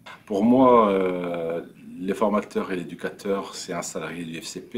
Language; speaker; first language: French; native; French